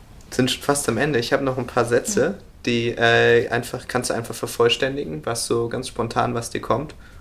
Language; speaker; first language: German; native; German